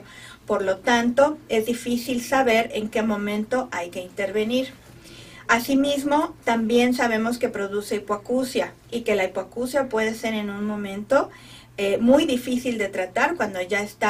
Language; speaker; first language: Spanish; native; Spanish